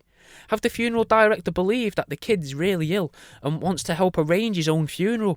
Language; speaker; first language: English; native; English